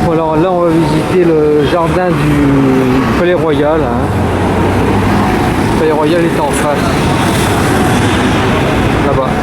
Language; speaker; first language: French; native; French